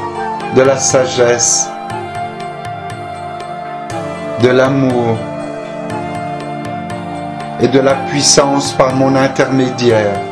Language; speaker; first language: French; native; French